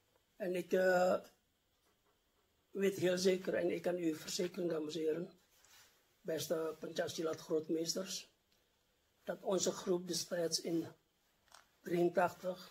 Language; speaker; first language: Dutch; non-native, fluent; Indonesian